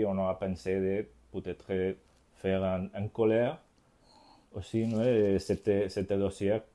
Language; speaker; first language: French; non-native, learner; Spanish